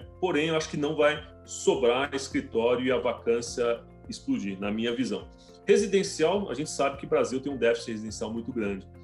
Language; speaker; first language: Portuguese; early bilingual, other home language; Chinese